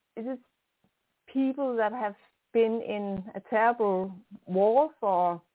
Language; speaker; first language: English; non-native, fluent; Danish